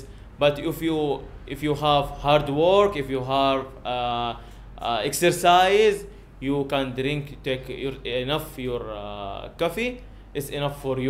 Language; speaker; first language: English; non-native, learner; Arabic